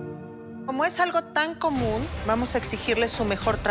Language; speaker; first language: Spanish; native; Spanish